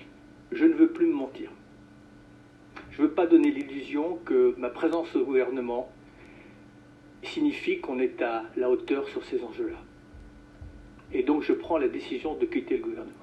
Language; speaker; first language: French; native; French